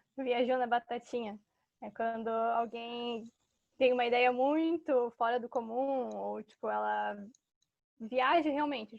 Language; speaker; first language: Portuguese; native; Portuguese